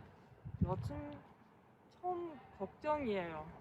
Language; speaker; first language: Korean; non-native, learner; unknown